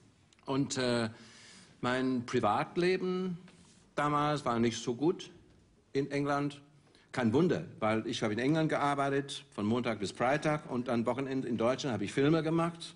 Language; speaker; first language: German; non-native, fluent; English